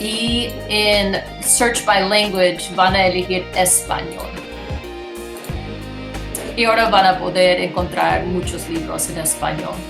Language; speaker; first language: Spanish; non-native, fluent; English